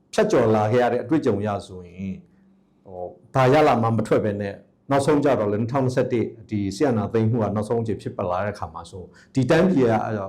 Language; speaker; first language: Burmese; non-native, local second language; S'gaw Karen